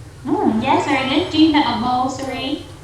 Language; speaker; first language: English; non-native, fluent; Vietnamese